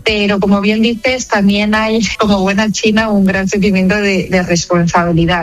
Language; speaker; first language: Spanish; native; Spanish